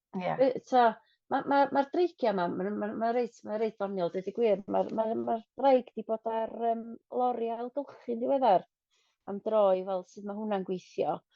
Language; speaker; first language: Welsh; non-native, local second language; English